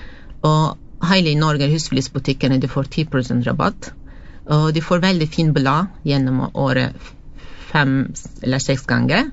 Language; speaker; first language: Norwegian; non-native, fluent; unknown